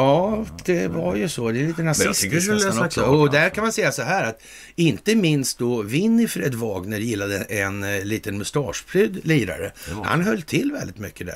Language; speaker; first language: Swedish; native; Swedish